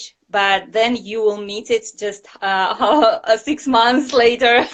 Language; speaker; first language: English; non-native, fluent; Russian